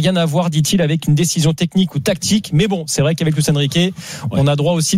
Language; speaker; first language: French; native; French